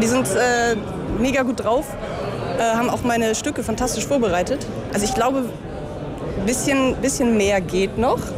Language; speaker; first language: German; native; German